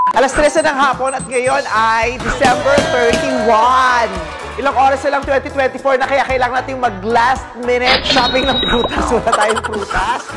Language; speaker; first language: Filipino; native; Filipino